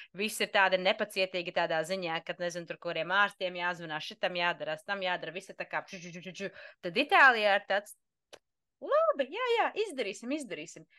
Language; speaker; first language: Latvian; native; Latvian